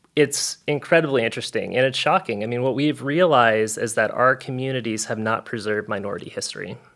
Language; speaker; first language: English; native; English